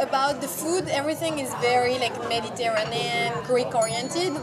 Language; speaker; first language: English; non-native, fluent; French